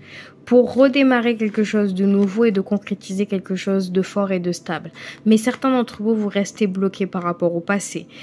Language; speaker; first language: French; native; French